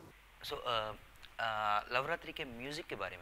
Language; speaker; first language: Hindi; non-native, local second language; Telugu